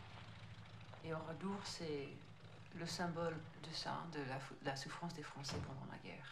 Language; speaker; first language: French; non-native, fluent; English